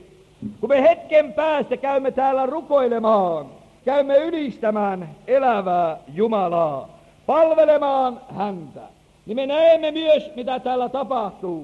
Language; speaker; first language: Finnish; native; Finnish